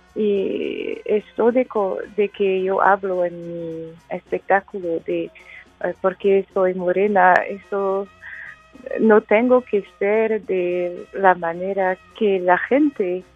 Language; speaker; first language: Spanish; non-native, learner; French